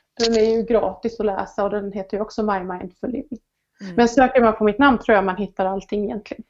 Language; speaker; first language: Swedish; native; Swedish